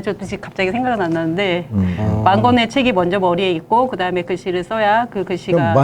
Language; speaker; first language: Korean; native; Korean